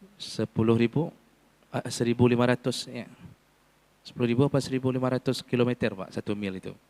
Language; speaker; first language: Malay; non-native, local second language; Achinese